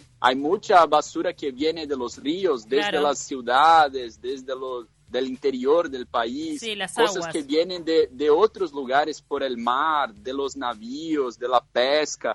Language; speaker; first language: Spanish; non-native, fluent; Portuguese